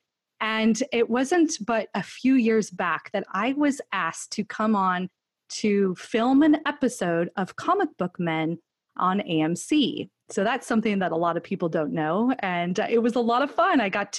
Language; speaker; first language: English; native; English